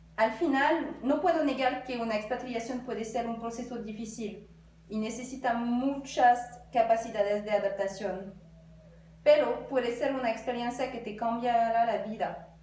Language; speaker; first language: Spanish; non-native, fluent; French